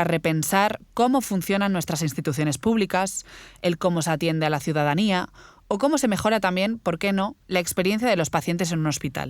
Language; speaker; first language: Spanish; native; Spanish